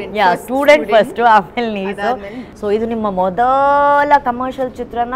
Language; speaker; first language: Kannada; native; Kannada